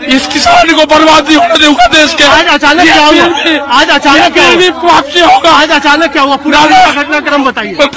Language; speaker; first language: Hindi; native; Hindi